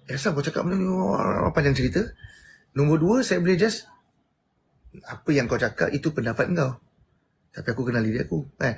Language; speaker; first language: Malay; native; Malay